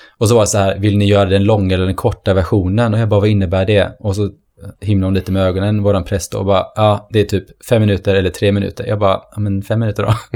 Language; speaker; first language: Swedish; early bilingual, other home language; Norwegian